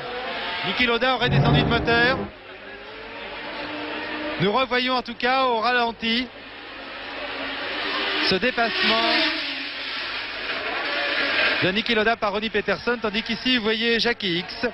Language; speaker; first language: French; native; French